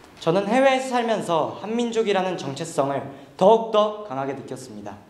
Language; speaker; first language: Korean; early bilingual, heritage; Korean